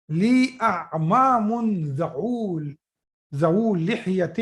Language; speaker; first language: Arabic; non-native, fluent; Urdu